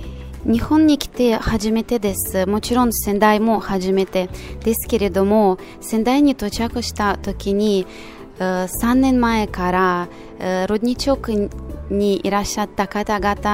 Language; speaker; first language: Japanese; non-native, fluent; Russian